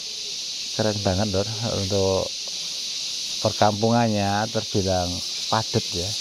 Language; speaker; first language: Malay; non-native, local second language; Javanese